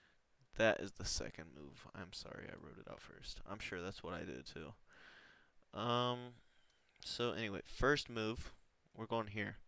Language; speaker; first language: English; native; English